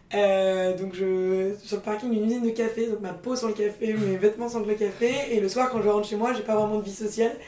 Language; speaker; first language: French; native; French